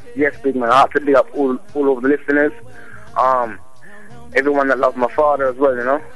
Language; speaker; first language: English; native; English